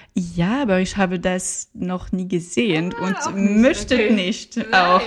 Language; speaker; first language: German; non-native, learner; French